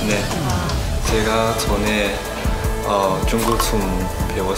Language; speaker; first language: Korean; non-native, learner; Chinese